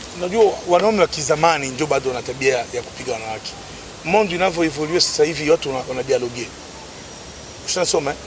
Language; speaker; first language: Swahili; non-native, local second language; Lingala